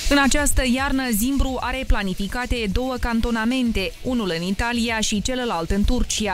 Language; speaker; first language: Romanian; native; Romanian